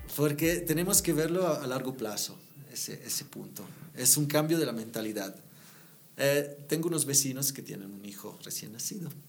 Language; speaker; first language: Spanish; non-native, fluent; Italian